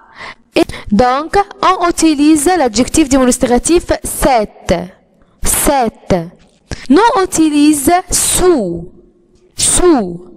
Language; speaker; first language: French; non-native, fluent; Arabic